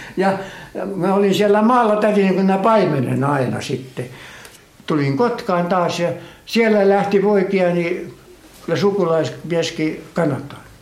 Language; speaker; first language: Finnish; native; Finnish